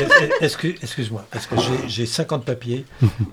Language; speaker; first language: French; native; French